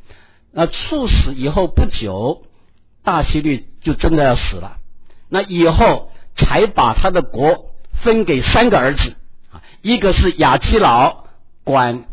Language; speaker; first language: Chinese; native; Chinese